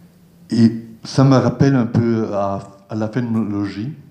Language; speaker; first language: French; non-native, learner; German